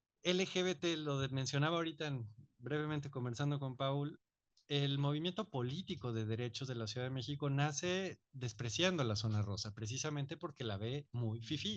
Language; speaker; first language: Spanish; native; Spanish